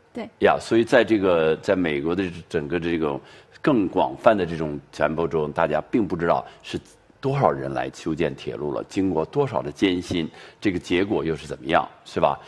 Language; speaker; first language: Chinese; native; Chinese